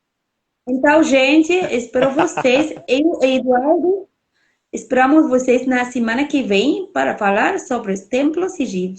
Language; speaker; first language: Portuguese; non-native, fluent; Arabic